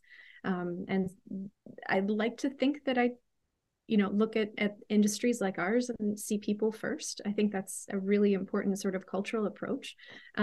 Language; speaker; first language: English; native; English